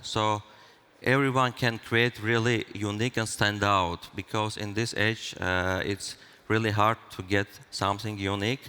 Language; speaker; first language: English; non-native, fluent; Armenian